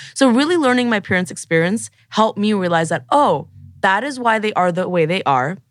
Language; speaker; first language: English; native; English